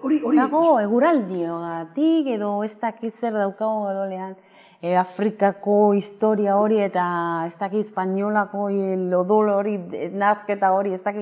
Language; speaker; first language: Basque; non-native, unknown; Spanish